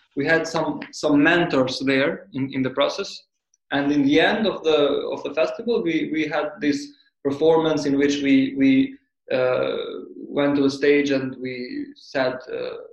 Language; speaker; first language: English; non-native, fluent; Albanian